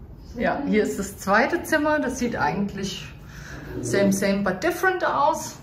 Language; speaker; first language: German; native; German